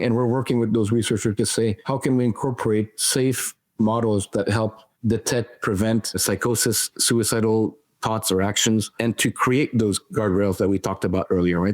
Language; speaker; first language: English; non-native, fluent; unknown